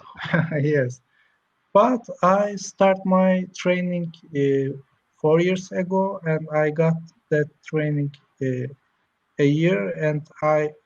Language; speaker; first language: English; non-native, learner; Turkish